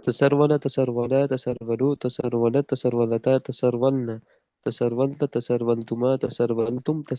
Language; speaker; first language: Arabic; non-native, learner; Urdu